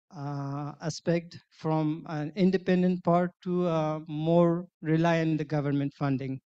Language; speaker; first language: English; non-native, fluent; Persian